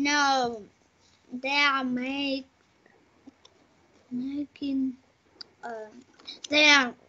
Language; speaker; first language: English; non-native, learner; Russian